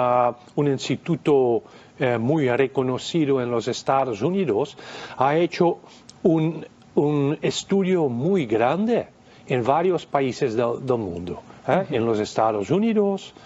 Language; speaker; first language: Spanish; non-native, fluent; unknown